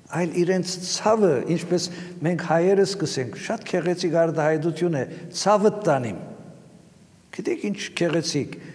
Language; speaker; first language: Armenian; native; Armenian